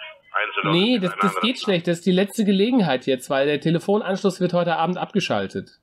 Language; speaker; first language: German; native; German